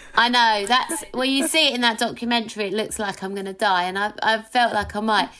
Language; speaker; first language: English; native; English